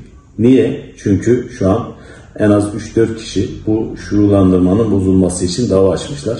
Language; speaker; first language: Turkish; native; Turkish